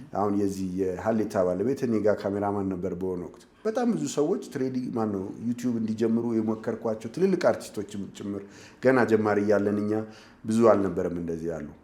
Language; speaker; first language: Amharic; native; Amharic